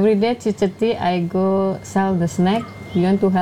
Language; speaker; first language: English; non-native, learner; Indonesian